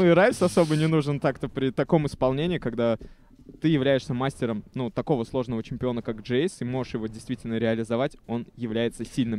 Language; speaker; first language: Russian; native; Russian